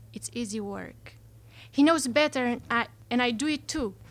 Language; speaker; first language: English; non-native, fluent; Romanian